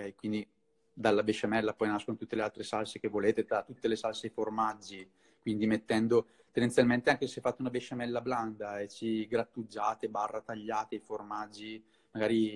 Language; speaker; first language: Italian; native; Italian